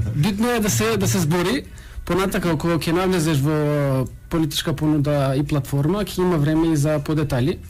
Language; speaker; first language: Macedonian; non-native, local second language; Albanian